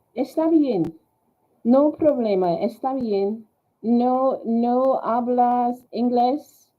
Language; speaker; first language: Spanish; non-native, learner; English